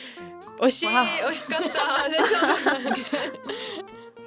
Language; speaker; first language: Japanese; non-native, fluent; English